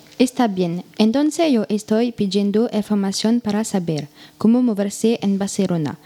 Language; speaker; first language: Spanish; non-native, learner; French